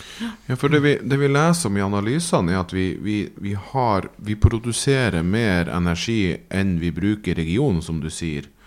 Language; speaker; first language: Norwegian; native; Norwegian